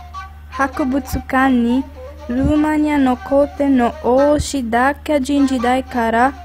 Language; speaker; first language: Japanese; non-native, learner; Romanian